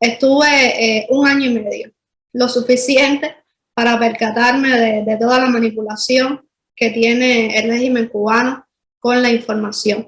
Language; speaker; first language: Spanish; native; Spanish